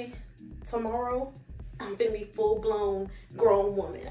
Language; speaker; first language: English; native; English